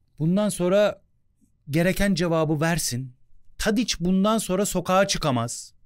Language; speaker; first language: Turkish; native; Turkish